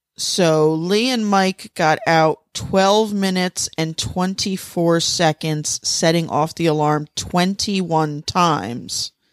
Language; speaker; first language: English; native; English